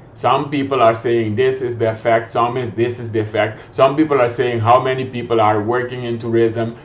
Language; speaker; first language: English; non-native, fluent; Papiamento